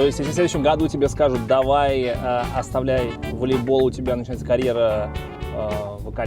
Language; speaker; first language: Russian; native; Russian